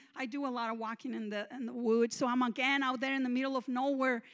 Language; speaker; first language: English; non-native, fluent; Spanish